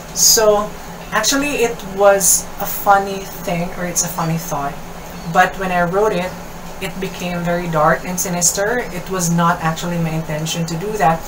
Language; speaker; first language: English; non-native, local second language; Kinaray-a